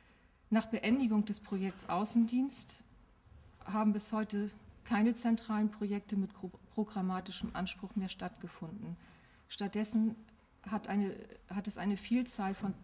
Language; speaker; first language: German; native; German